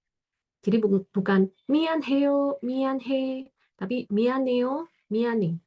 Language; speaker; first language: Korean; non-native, fluent; Indonesian